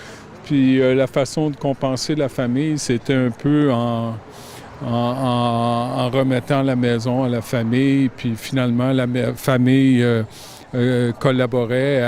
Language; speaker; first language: French; native; French